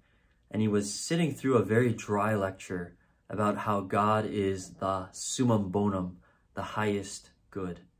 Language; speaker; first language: English; native; English